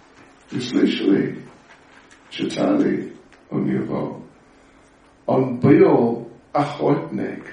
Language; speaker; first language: Russian; non-native, learner; English